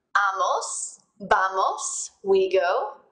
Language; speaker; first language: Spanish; non-native, fluent; English